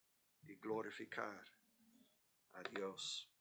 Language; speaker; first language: Spanish; non-native, fluent; English